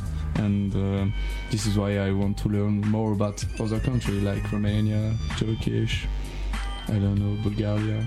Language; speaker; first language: English; non-native, learner; French